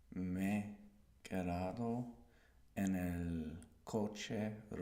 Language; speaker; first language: Spanish; non-native, learner; English